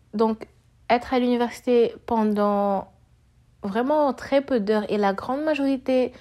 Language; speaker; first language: French; native; French